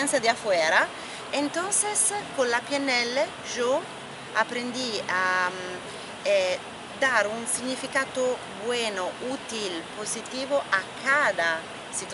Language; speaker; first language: Spanish; non-native, fluent; Italian